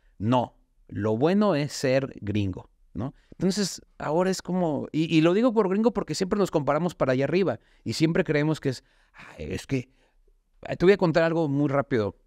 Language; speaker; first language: Spanish; native; Spanish